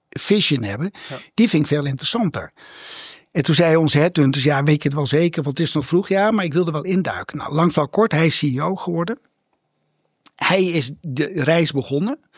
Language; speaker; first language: Dutch; native; Dutch